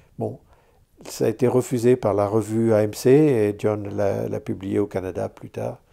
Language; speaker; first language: French; native; French